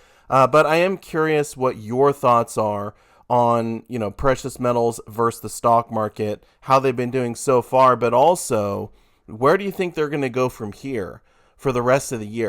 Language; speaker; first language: English; native; English